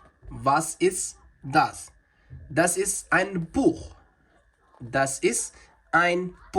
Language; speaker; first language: German; non-native, learner; Somali